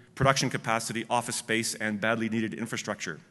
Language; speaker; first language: English; native; English